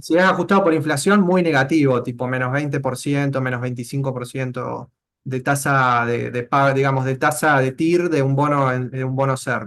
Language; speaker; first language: Spanish; native; Spanish